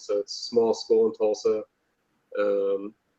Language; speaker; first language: English; native; English